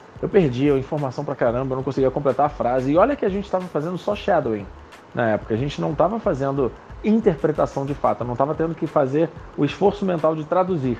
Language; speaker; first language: Portuguese; non-native, local second language; Spanish